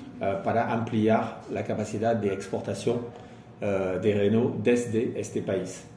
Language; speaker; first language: Spanish; non-native, fluent; French